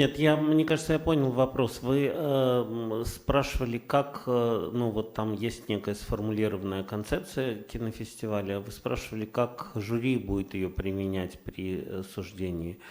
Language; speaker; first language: Russian; native; Russian